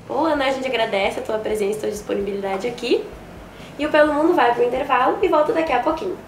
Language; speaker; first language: Portuguese; native; Portuguese